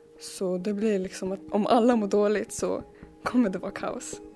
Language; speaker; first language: Swedish; early bilingual, other home language; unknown